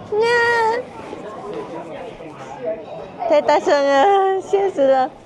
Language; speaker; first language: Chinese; non-native, learner; Thai